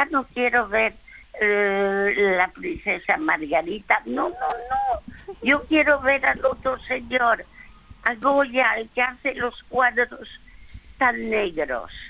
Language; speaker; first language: Spanish; early bilingual, other home language; French